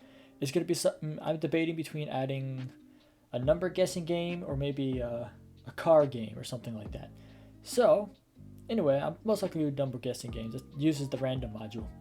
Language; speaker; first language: English; native; English